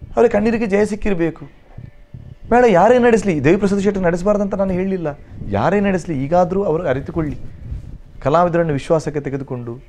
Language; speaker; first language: Kannada; non-native, local second language; Tulu